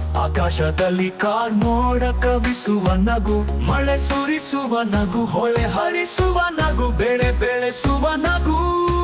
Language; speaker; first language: Kannada; native; Kannada